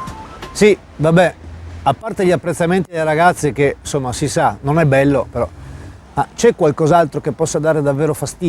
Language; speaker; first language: Italian; native; Italian